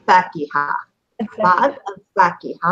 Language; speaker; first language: Arabic; non-native, fluent; English